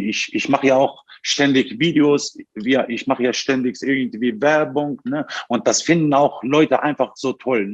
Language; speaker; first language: German; non-native, fluent; Turkish